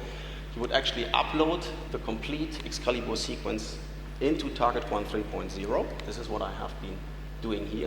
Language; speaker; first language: English; non-native, fluent; German